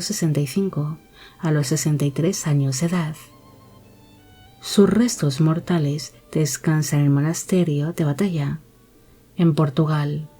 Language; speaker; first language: Spanish; native; Spanish